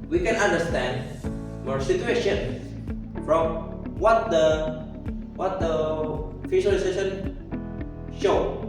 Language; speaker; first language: English; non-native, learner; Indonesian